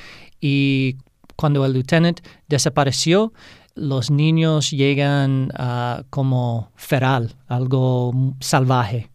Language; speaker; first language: Spanish; non-native, fluent; English